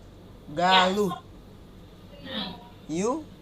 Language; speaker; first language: English; non-native, learner; Hakka Chinese